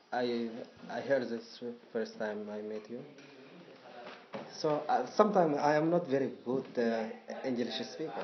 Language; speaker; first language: English; non-native, learner; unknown